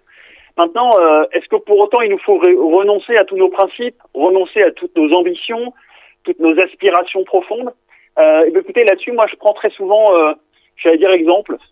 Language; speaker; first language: French; native; French